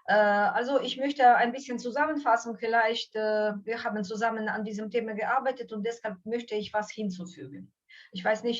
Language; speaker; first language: German; non-native, fluent; Ukrainian